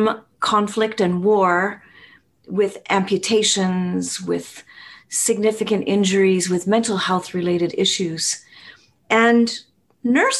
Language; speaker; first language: English; native; English